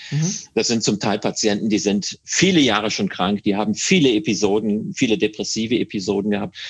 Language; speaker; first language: German; native; German